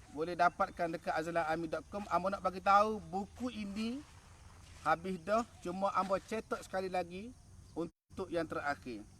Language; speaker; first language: Malay; native; Malay